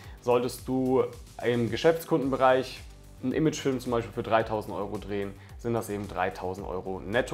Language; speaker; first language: German; native; German